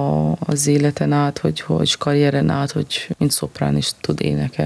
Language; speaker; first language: Hungarian; non-native, fluent; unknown